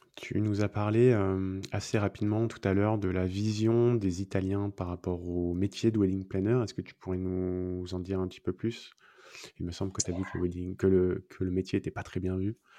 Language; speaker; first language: French; native; French